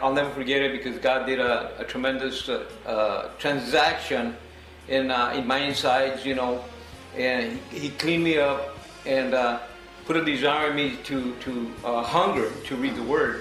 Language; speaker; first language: English; early bilingual, other home language; Spanish